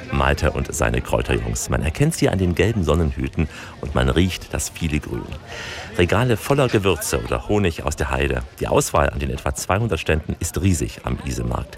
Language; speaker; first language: German; native; German